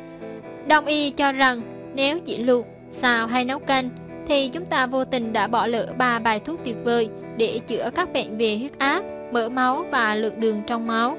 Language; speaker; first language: Vietnamese; native; Vietnamese